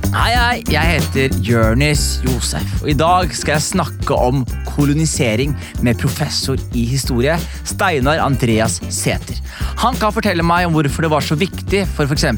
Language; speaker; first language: Norwegian; early bilingual, other home language; Somali